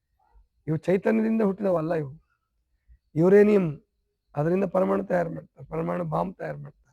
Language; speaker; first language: Kannada; native; Kannada